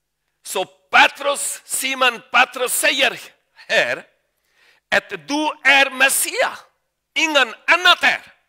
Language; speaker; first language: Swedish; non-native, learner; Urdu